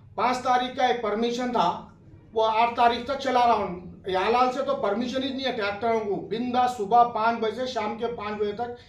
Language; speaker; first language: Hindi; non-native, local second language; Urdu